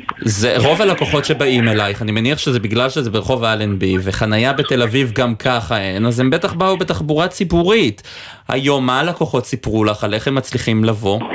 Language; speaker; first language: Hebrew; native; Hebrew